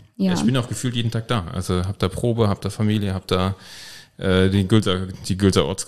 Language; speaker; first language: German; native; German